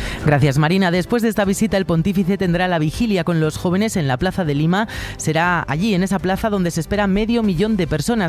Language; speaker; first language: Spanish; native; Spanish